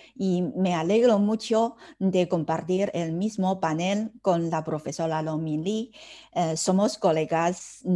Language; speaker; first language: Spanish; non-native, fluent; Chinese